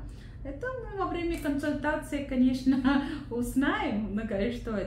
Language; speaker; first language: Russian; non-native, learner; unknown